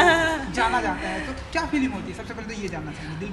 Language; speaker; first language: Hindi; native; Hindi